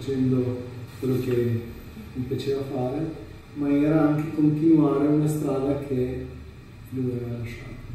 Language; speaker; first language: Italian; non-native, fluent; Albanian